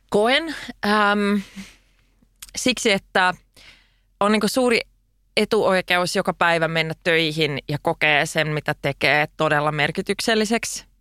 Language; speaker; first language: Finnish; non-native, local second language; Swedish